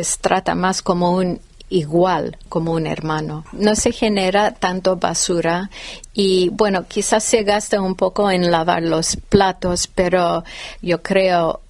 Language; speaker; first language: Spanish; non-native, fluent; English